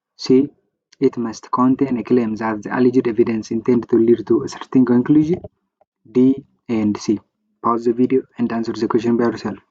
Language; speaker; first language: English; non-native, local second language; Amharic